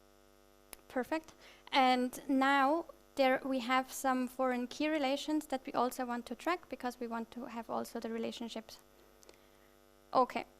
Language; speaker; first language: English; non-native, fluent; German